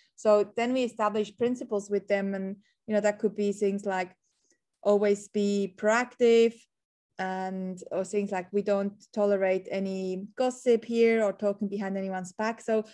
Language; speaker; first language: English; non-native, fluent; Swiss German